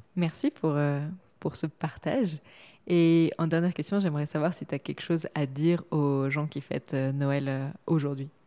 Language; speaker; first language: French; native; French